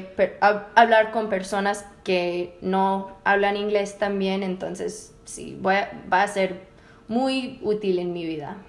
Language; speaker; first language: Spanish; early bilingual, heritage; Spanish